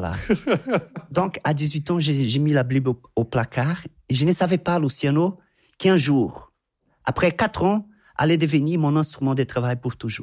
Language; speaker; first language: French; non-native, fluent; Portuguese